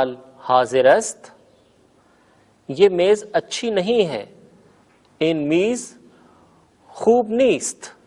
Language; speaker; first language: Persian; non-native, fluent; Urdu